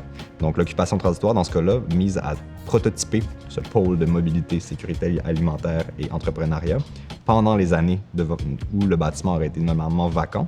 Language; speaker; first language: French; native; French